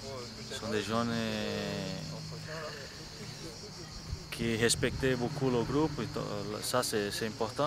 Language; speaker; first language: French; non-native, fluent; Portuguese